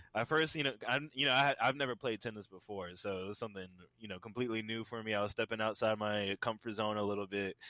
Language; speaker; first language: English; native; English